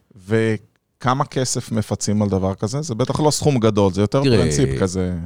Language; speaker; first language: Hebrew; native; Hebrew